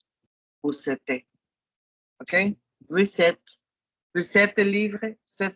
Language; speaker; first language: French; non-native, fluent; Spanish